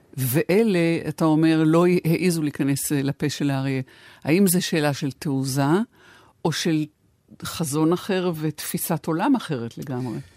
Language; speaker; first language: Hebrew; native; Hebrew